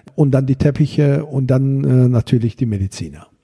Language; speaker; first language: German; early bilingual, other home language; Persian